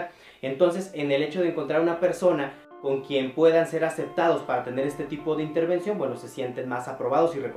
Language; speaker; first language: Spanish; native; Spanish